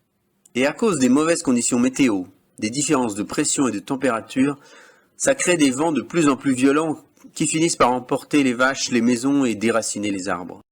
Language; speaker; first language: French; native; French